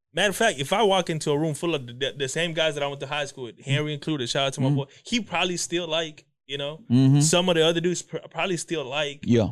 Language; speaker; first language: English; early bilingual, other home language; Spanish